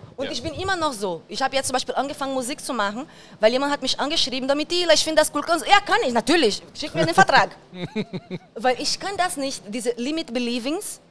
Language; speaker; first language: German; non-native, fluent; Portuguese